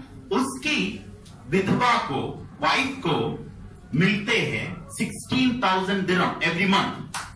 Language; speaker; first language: Hindi; non-native, fluent; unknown